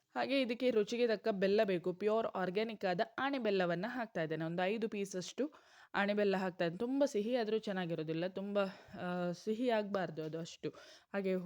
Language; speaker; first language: Kannada; non-native, local second language; Konkani